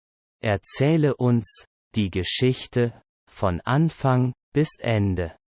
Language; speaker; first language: German; non-native, learner; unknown